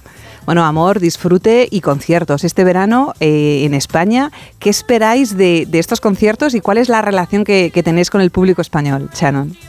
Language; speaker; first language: Spanish; native; Spanish